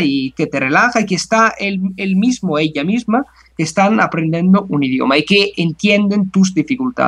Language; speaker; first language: Spanish; non-native, fluent; Italian